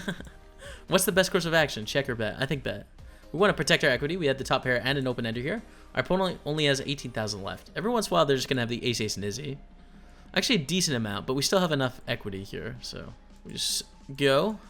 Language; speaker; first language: English; native; English